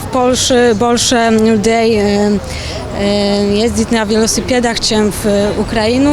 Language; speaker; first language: Ukrainian; non-native, learner; Polish